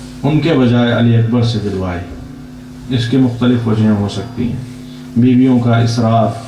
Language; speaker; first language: Urdu; native; Urdu